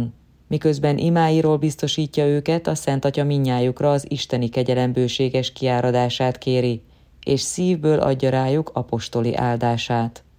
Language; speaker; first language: Hungarian; native; Hungarian